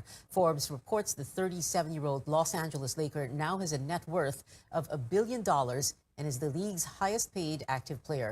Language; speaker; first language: English; non-native, local second language; Filipino